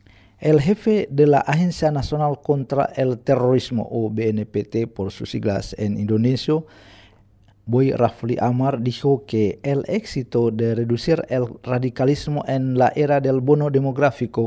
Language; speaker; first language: Spanish; non-native, fluent; Indonesian